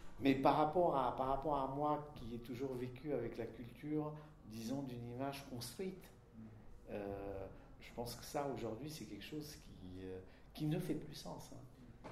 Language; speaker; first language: French; non-native, fluent; Czech